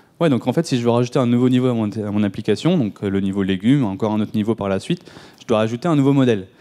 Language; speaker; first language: French; native; French